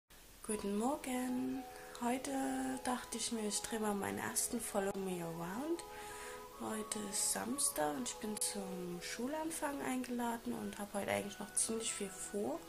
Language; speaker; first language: German; native; German